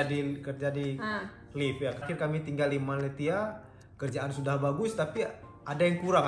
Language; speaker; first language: Indonesian; native; Indonesian